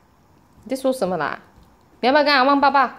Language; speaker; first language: Chinese; native; Chinese